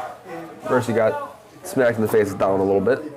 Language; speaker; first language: English; native; English